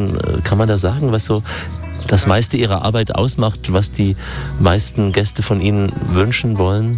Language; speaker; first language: German; native; German